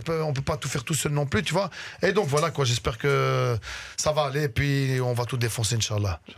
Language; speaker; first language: French; native; French